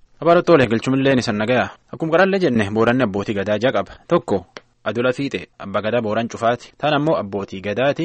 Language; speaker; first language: Oromo; native; Oromo